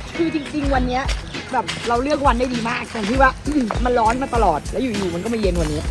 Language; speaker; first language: Thai; native; Thai